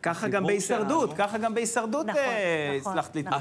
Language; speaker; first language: Hebrew; native; Hebrew